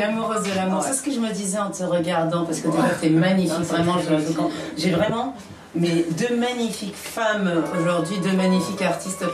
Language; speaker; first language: French; native; French